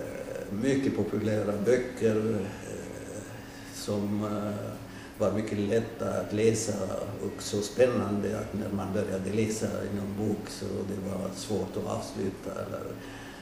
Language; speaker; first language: Swedish; non-native, fluent; Arabic